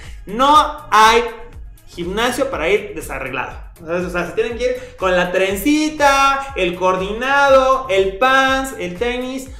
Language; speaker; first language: Spanish; native; Spanish